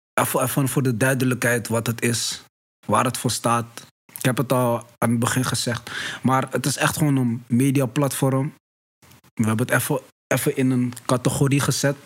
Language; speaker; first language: Dutch; early bilingual, other home language; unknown